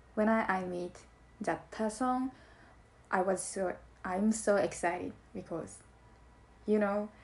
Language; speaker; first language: English; non-native, learner; Japanese